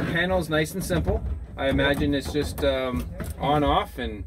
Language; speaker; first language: English; native; English